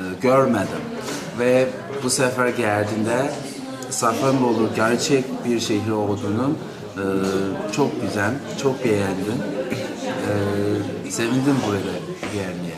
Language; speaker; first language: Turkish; non-native, fluent; Chinese